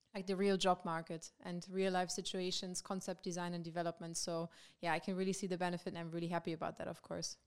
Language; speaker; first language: English; non-native, fluent; German